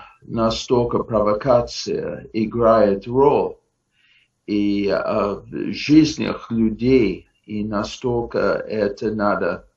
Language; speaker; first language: Russian; non-native, fluent; English